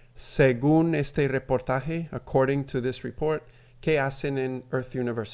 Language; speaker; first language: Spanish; non-native, fluent; English